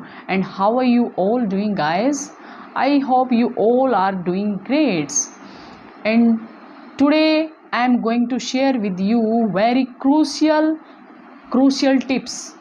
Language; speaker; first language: English; non-native, local second language; Hindi